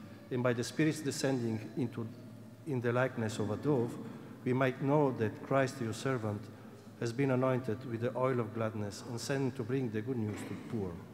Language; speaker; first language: English; non-native, fluent; Italian